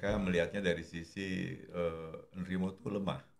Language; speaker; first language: Indonesian; non-native, local second language; Javanese